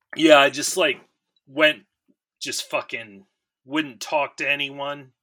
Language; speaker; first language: English; native; English